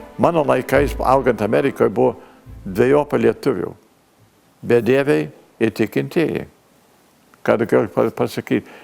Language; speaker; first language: Lithuanian; early bilingual, heritage; Lithuanian